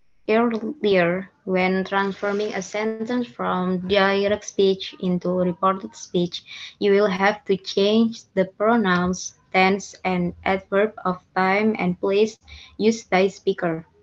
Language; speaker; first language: English; non-native, learner; Indonesian